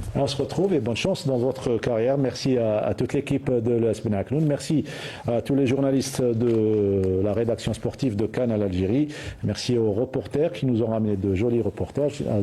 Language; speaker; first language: French; non-native, local second language; Arabic